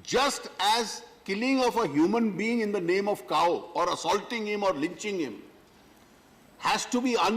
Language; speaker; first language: English; non-native, local second language; Hindi